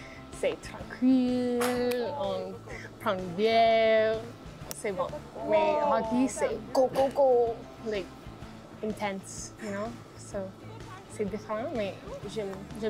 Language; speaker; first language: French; non-native, learner; English